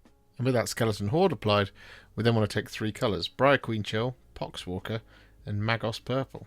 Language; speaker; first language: English; native; English